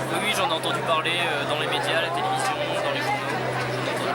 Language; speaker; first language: French; native; French